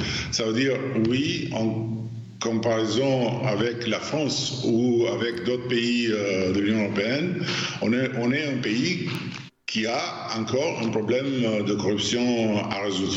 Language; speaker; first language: French; non-native, fluent; Albanian